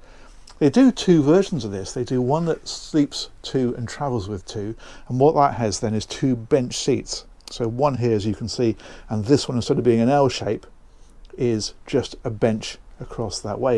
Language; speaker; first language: English; native; English